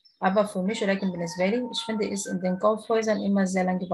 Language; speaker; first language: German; non-native, fluent; Arabic